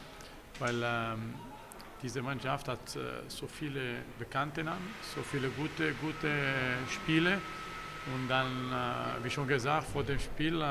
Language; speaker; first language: German; non-native, local second language; Italian